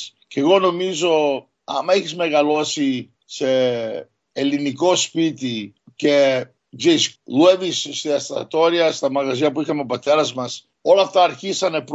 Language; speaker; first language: Greek; early bilingual, heritage; Greek